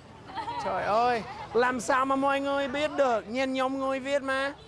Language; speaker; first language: Vietnamese; early bilingual, heritage; English